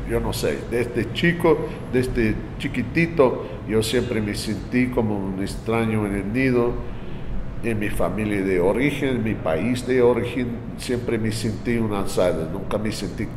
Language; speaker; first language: Spanish; non-native, fluent; English